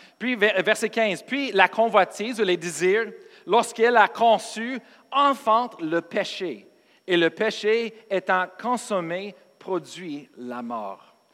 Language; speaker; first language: French; non-native, fluent; English